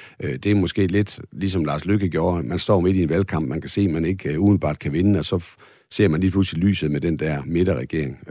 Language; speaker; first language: Danish; native; Danish